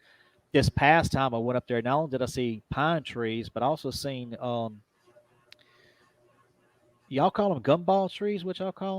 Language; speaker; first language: English; native; English